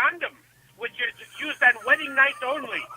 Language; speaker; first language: English; native; English